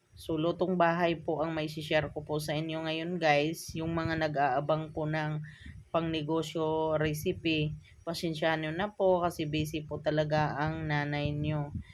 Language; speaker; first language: Filipino; native; Filipino